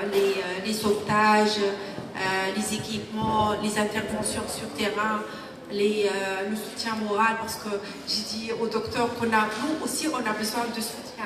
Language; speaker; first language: French; non-native, local second language; Arabic